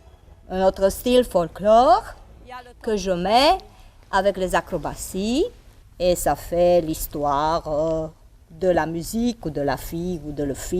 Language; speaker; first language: French; non-native, fluent; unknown